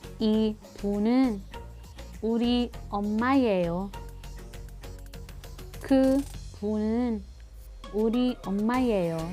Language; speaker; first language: Korean; non-native, learner; Filipino